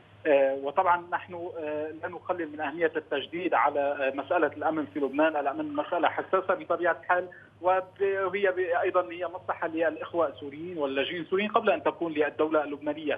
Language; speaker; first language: Arabic; native; Arabic